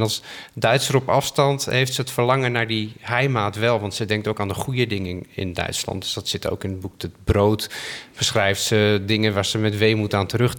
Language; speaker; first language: Dutch; native; Dutch